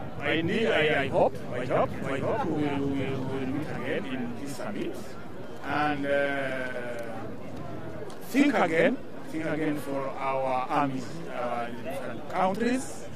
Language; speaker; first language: English; non-native, learner; Rundi